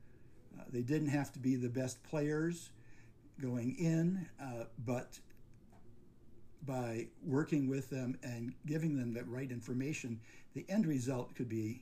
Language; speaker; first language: English; native; English